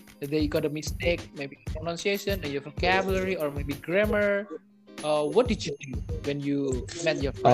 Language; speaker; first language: English; non-native, learner; Indonesian